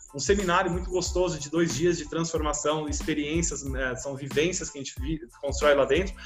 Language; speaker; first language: Portuguese; native; Portuguese